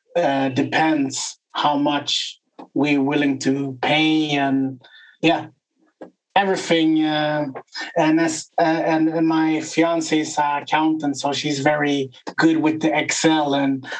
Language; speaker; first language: English; non-native, fluent; Swedish